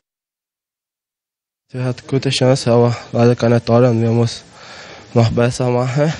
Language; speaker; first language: German; non-native, learner; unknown